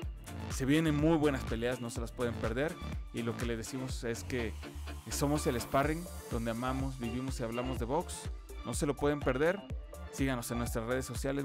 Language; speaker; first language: Spanish; native; Spanish